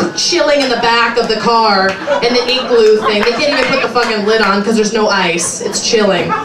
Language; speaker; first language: English; native; English